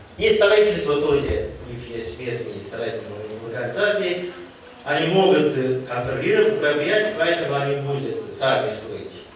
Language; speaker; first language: Russian; non-native, learner; Japanese